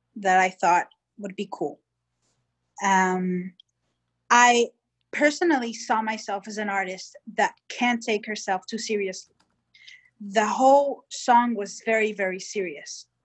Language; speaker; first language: English; early bilingual, other home language; Hebrew